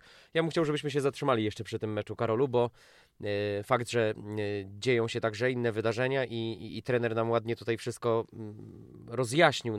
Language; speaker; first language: Polish; native; Polish